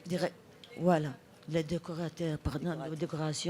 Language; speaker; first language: French; non-native, fluent; Italian